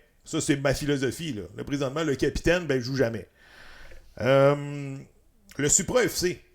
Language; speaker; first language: French; native; French